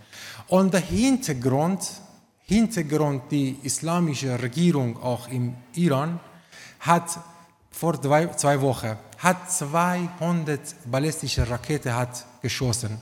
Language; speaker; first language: German; non-native, learner; Romanian